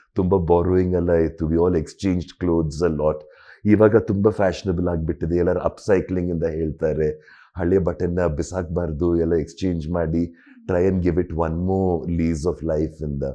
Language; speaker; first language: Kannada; non-native, local second language; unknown